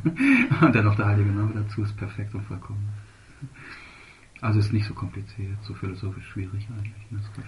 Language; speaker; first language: German; native; German